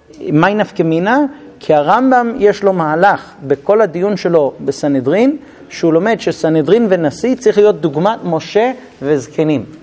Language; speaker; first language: Hebrew; non-native, fluent; English